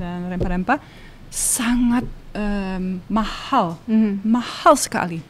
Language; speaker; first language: Indonesian; non-native, learner; Dutch